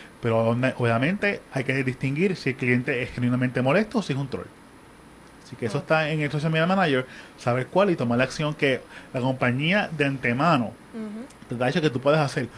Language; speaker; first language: Spanish; native; Spanish